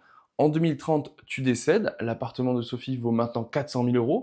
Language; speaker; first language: French; native; French